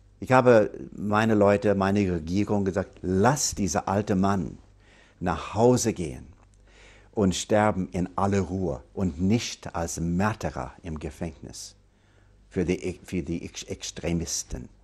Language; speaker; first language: German; non-native, fluent; English